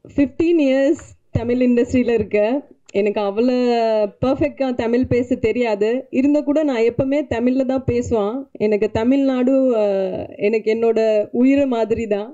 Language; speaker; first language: Tamil; non-native, learner; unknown